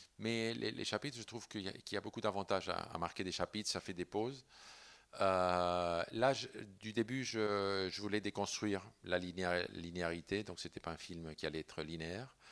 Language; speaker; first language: French; non-native, fluent; Spanish